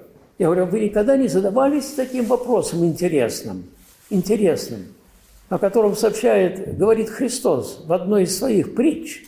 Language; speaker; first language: Russian; native; Russian